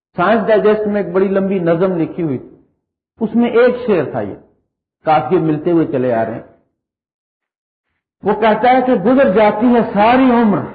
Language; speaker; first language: Urdu; native; Urdu